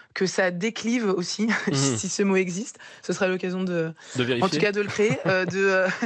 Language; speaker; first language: French; native; French